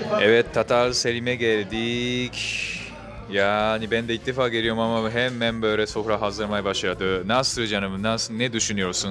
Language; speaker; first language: Turkish; non-native, fluent; Japanese